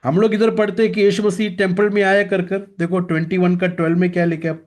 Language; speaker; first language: Hindi; non-native, local second language; Malayalam